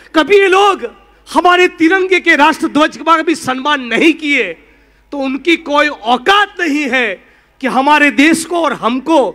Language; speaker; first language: Hindi; non-native, local second language; Gujarati